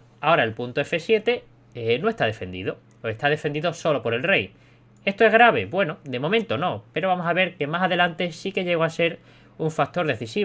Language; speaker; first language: Spanish; native; Spanish